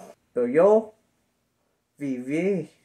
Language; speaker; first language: Spanish; non-native, learner; English